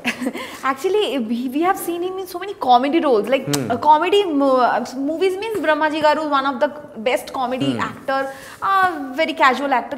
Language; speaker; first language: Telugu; non-native, local second language; Bangla